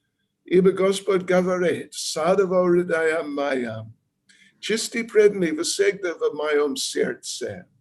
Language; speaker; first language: Russian; non-native, learner; English